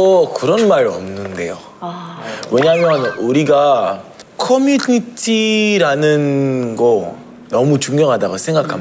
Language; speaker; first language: Korean; non-native, fluent; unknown